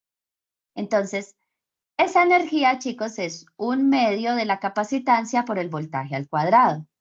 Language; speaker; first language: Spanish; native; Spanish